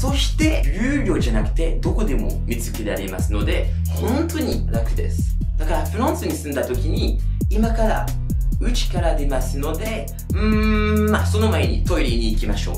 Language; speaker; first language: Japanese; non-native, fluent; French